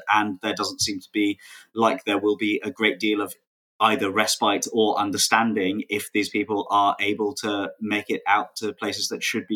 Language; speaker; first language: English; native; English